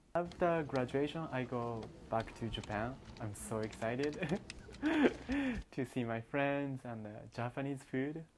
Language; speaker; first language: English; non-native, learner; Japanese